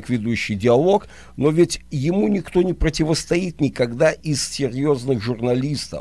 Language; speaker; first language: Russian; native; Russian